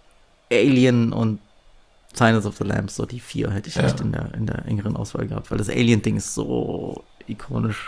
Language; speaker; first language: German; native; German